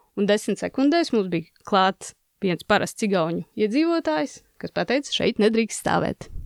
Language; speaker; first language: Latvian; non-native, local second language; Russian